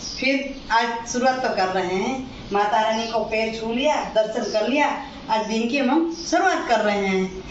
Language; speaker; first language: Hindi; non-native, local second language; Gujarati